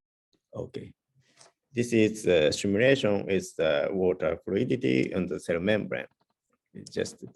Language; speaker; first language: English; non-native, learner; Japanese